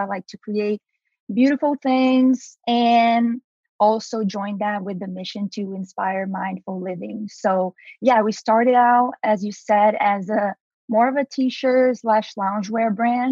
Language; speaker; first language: English; non-native, fluent; Portuguese